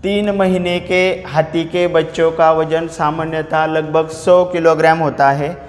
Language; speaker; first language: Hindi; non-native, local second language; Marathi